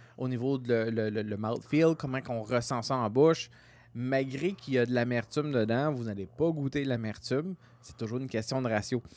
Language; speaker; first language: French; native; French